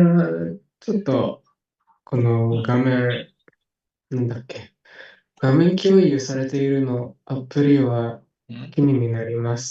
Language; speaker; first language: Japanese; non-native, fluent; Indonesian